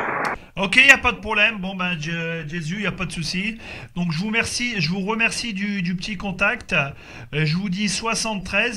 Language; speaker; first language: French; native; French